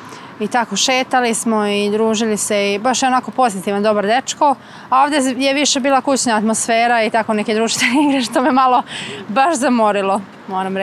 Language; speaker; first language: Serbian; native; Serbian